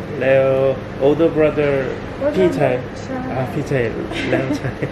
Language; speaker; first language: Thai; non-native, learner; Korean